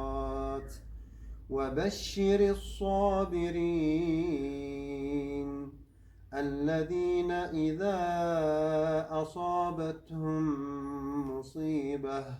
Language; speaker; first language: Arabic; native; Arabic